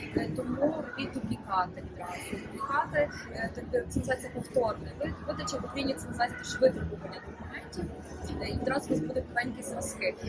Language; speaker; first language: Ukrainian; native; Ukrainian